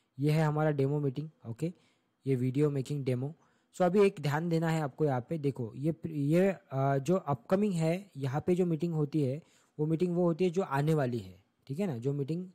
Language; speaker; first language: Hindi; non-native, local second language; Marathi